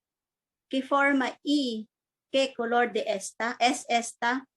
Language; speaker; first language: Spanish; non-native, learner; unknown